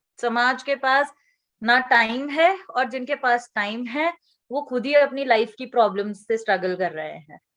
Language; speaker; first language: Hindi; native; Hindi